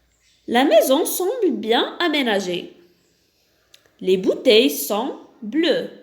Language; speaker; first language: French; non-native, local second language; Arabic